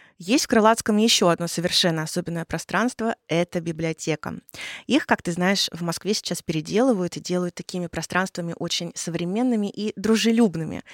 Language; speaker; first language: Russian; native; Russian